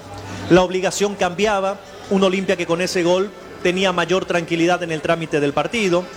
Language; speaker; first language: Spanish; native; Spanish